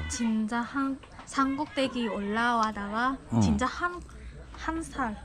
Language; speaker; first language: Korean; non-native, fluent; Vietnamese